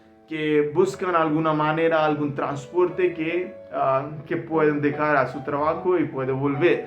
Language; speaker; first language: Spanish; non-native, learner; Hindi